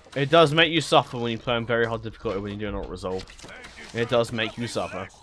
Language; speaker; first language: English; native; English